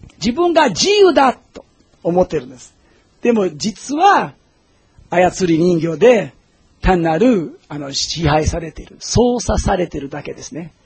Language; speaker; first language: Japanese; non-native, fluent; English